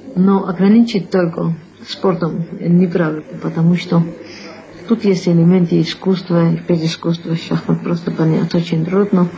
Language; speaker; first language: Russian; non-native, local second language; Georgian